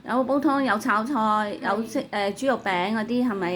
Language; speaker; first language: Cantonese; native; Cantonese